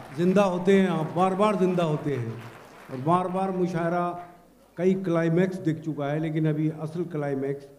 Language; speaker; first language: Urdu; native; Urdu